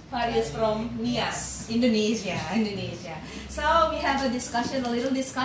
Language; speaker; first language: English; non-native, learner; Indonesian